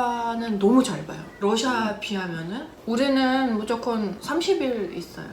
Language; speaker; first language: Korean; non-native, fluent; Russian